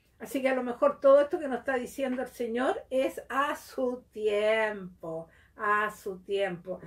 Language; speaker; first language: Spanish; native; Spanish